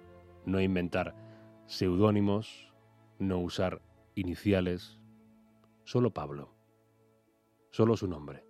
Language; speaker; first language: Spanish; native; Spanish